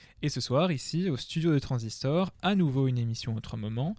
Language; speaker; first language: French; native; French